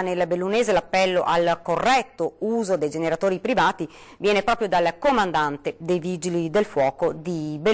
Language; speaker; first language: Italian; native; Italian